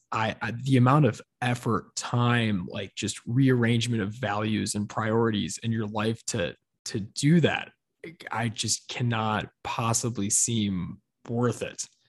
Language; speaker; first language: English; native; English